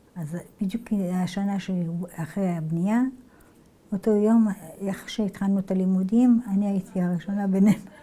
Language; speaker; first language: Hebrew; early bilingual, other home language; Arabic